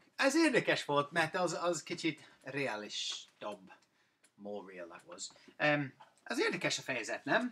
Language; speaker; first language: Hungarian; non-native, fluent; English